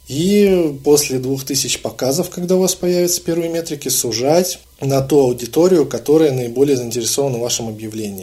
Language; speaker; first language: Russian; native; Russian